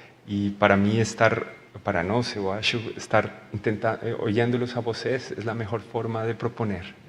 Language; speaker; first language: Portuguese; non-native, learner; Spanish